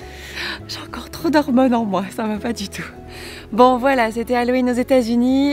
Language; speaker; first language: French; native; French